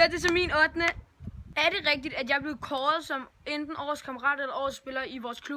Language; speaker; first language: Danish; native; Danish